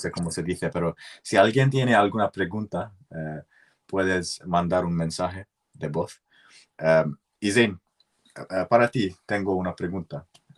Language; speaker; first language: Spanish; non-native, learner; English